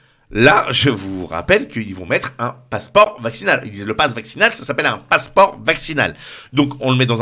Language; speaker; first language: French; native; French